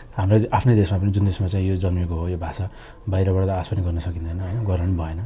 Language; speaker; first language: Nepali; non-native, local second language; Newari